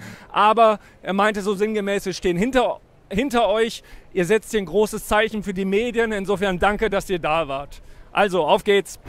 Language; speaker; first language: German; native; German